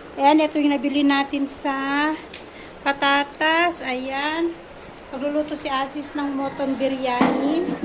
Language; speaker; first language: Filipino; native; Filipino